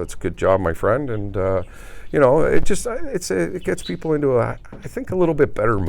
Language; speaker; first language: English; native; English